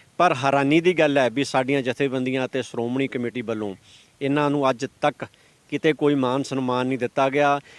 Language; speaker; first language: Punjabi; native; Punjabi